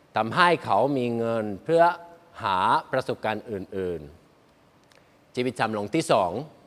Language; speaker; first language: Thai; non-native, learner; Spanish